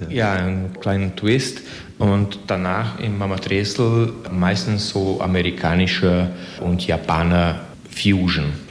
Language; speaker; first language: German; non-native, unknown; Hungarian